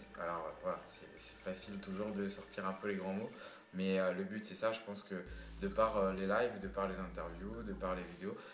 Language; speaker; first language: French; native; French